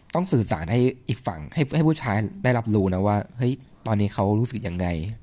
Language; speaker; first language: Thai; native; Thai